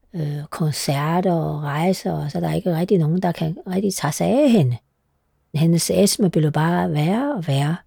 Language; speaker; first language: Danish; non-native, fluent; Chinese